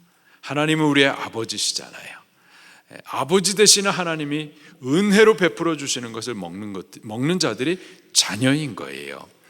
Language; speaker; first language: Korean; native; Korean